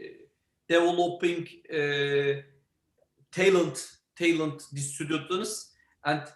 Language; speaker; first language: English; non-native, learner; Turkish